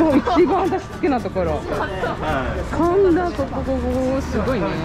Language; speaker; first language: Japanese; non-native, fluent; Portuguese